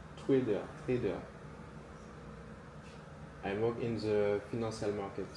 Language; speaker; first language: English; non-native, learner; French